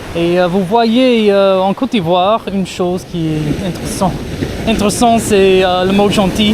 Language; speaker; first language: French; non-native, fluent; English